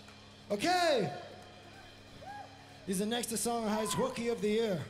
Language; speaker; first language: German; non-native, learner; English